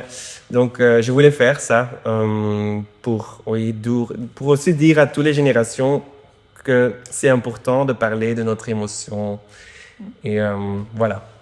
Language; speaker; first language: French; non-native, local second language; Dutch